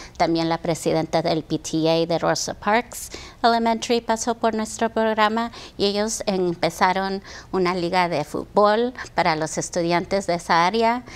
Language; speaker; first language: Spanish; early bilingual, heritage; Spanish